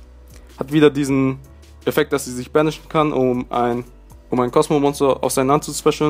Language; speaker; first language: German; native; German